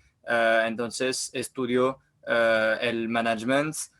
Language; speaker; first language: Spanish; non-native, learner; French